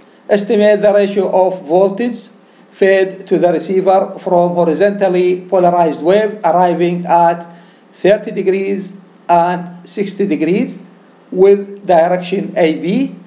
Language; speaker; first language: English; non-native, fluent; Arabic